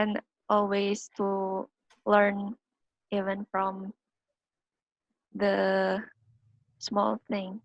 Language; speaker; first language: English; non-native, learner; Indonesian